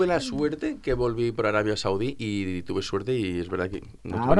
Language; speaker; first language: Spanish; native; Spanish